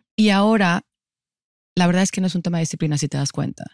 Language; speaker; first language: Spanish; native; Spanish